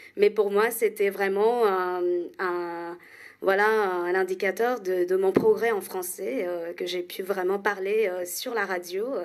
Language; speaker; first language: French; non-native, fluent; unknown